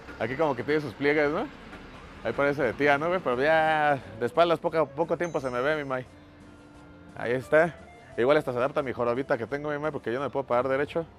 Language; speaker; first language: Spanish; native; Spanish